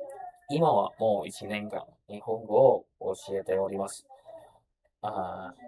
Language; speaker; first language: Japanese; non-native, learner; Indonesian